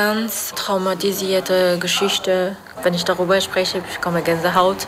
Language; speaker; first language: German; non-native, fluent; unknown